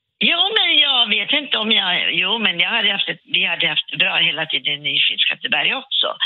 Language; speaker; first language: Swedish; non-native, local second language; Finnish